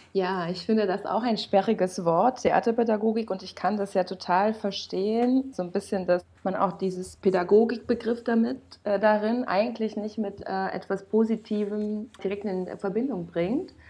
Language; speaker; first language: German; non-native, fluent; Romanian